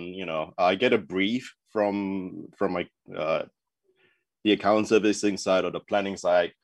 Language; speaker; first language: English; native; English